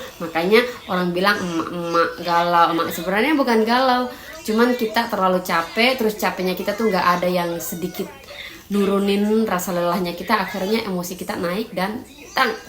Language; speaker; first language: Indonesian; native; Indonesian